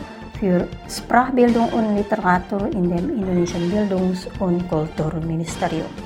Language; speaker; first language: German; non-native, fluent; Indonesian